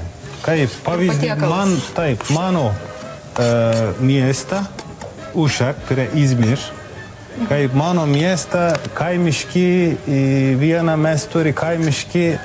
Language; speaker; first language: Lithuanian; non-native, learner; Turkish